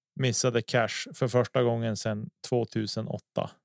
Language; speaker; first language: Swedish; native; Swedish